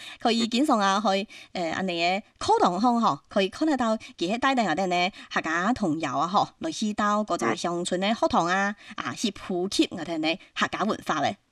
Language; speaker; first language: Cantonese; non-native, local second language; Hakka Chinese